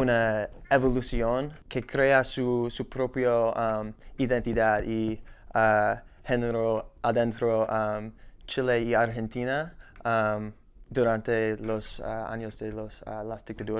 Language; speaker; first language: Spanish; non-native, learner; English